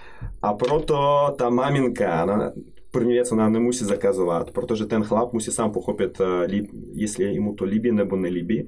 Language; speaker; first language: Czech; non-native, learner; Russian